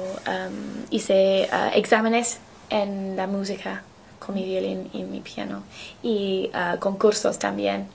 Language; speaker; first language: Spanish; non-native, learner; English